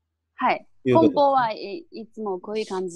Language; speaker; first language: Japanese; non-native, fluent; Chinese